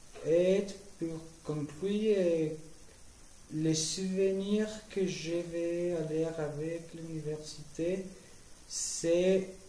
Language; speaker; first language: French; non-native, learner; Spanish